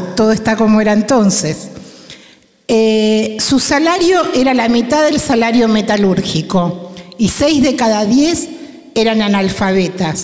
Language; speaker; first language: Spanish; native; Spanish